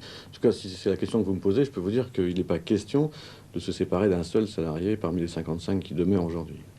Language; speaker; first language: French; native; French